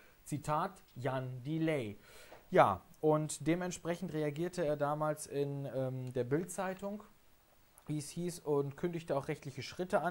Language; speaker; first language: German; native; German